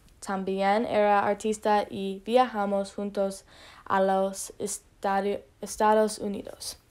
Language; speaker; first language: Spanish; non-native, learner; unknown